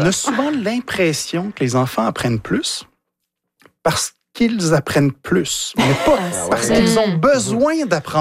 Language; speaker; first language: French; native; French